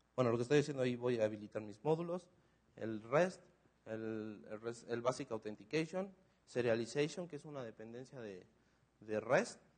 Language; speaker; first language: Spanish; native; Spanish